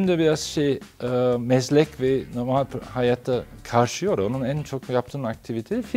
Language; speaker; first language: Turkish; non-native, fluent; German